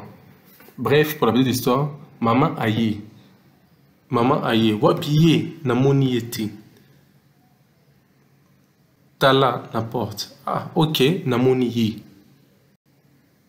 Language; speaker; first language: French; non-native, local second language; Lingala